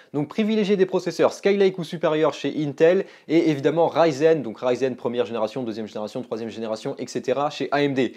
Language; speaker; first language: French; native; French